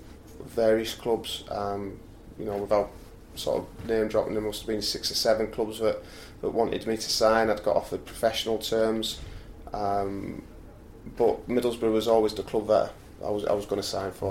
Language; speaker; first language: English; native; English